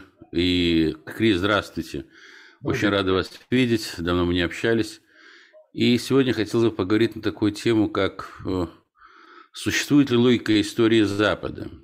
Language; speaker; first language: Russian; native; Russian